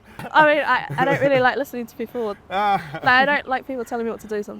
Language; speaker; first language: English; native; English